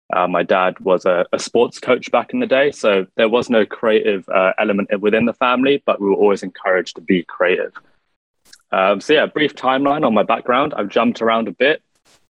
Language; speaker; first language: English; native; English